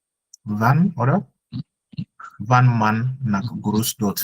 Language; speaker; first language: German; non-native, fluent; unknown